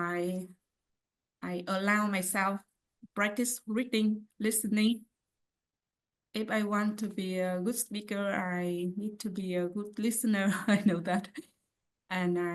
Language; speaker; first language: English; non-native, learner; Vietnamese